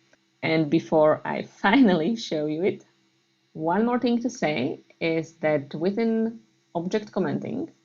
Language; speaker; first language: English; non-native, fluent; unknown